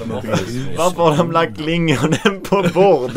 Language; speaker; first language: Swedish; native; Swedish